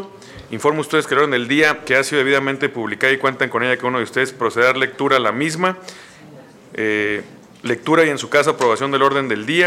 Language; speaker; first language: Spanish; native; Spanish